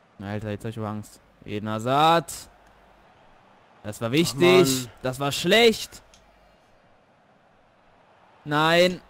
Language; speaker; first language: German; native; German